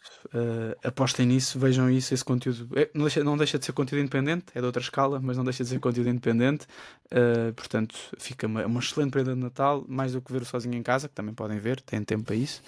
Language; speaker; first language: Portuguese; native; Portuguese